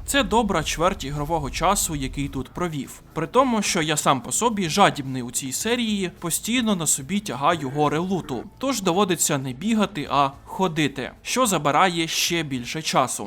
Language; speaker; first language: Ukrainian; native; Ukrainian